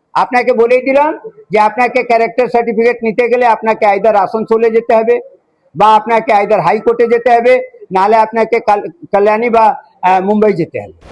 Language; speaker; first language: Bangla; non-native, local second language; Hindi